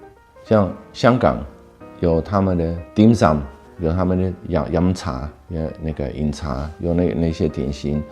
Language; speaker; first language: Chinese; non-native, fluent; Dutch